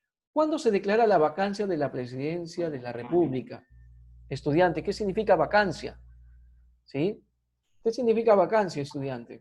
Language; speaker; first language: Spanish; native; Spanish